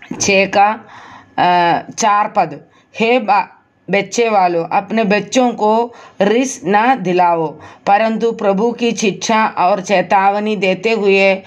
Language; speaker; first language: Hindi; non-native, local second language; Malayalam